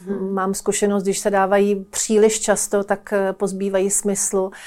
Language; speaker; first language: Czech; native; Czech